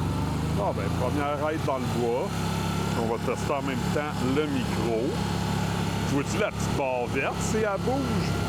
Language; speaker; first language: French; native; French